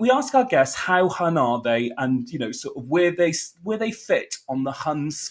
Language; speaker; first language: English; native; English